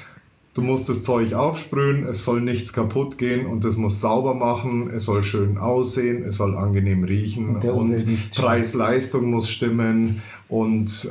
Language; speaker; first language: German; native; German